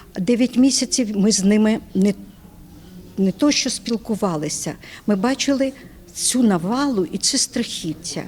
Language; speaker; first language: Ukrainian; non-native, local second language; Russian